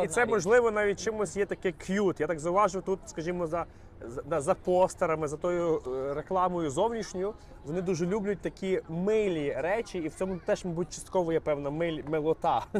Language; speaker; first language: Ukrainian; native; Ukrainian